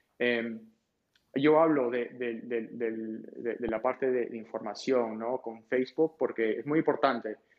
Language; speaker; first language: Spanish; early bilingual, heritage; Spanish